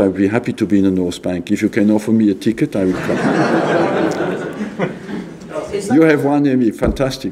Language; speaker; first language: English; non-native, fluent; French